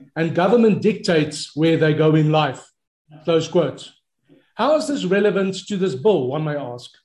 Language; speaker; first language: English; non-native, local second language; Afrikaans